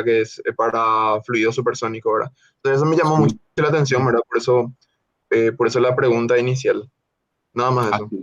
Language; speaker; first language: Spanish; native; Spanish